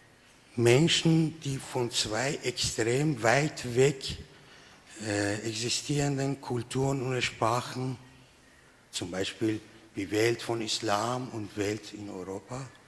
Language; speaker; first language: German; non-native, fluent; Persian